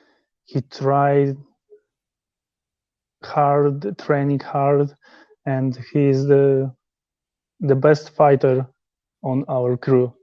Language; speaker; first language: English; non-native, learner; Polish